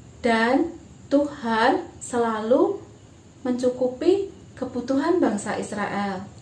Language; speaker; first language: Indonesian; native; Indonesian